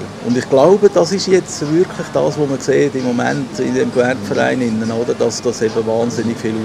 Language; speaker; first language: German; native; German